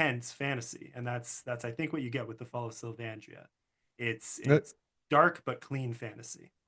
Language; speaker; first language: English; native; English